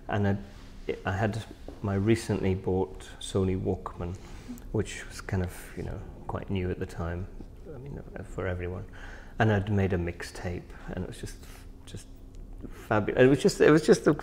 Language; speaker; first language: English; native; English